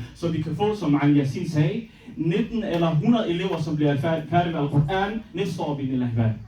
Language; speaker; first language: Danish; early bilingual, other home language; Somali